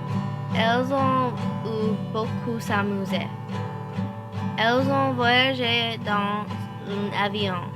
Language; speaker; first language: French; non-native, learner; English